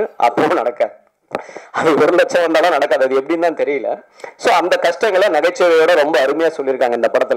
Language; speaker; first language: Tamil; native; Tamil